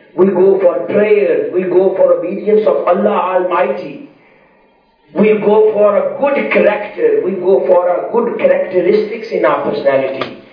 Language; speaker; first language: English; non-native, local second language; Urdu